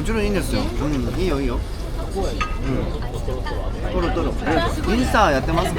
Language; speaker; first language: Japanese; non-native, learner; Korean